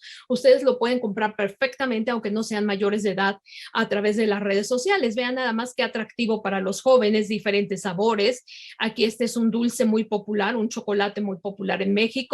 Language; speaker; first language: Spanish; native; Spanish